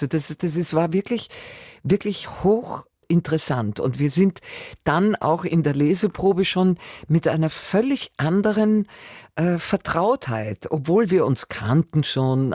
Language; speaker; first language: German; native; German